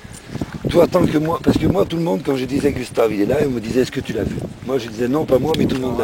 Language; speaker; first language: French; native; French